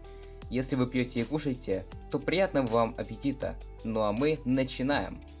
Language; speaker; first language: Russian; native; Russian